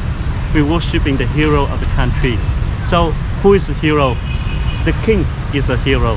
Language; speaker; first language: English; non-native, fluent; Vietnamese